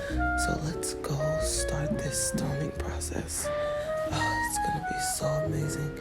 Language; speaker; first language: English; native; English